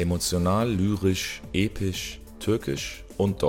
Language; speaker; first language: German; early bilingual, other home language; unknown